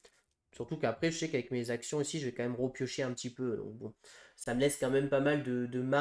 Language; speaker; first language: French; native; French